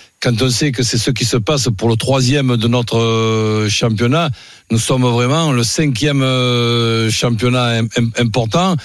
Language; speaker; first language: French; native; French